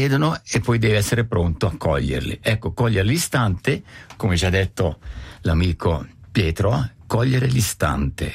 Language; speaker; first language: Italian; native; Italian